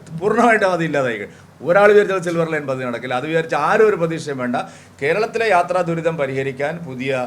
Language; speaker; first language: Malayalam; native; Malayalam